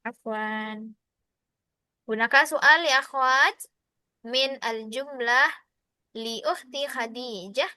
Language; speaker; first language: Arabic; non-native, fluent; Indonesian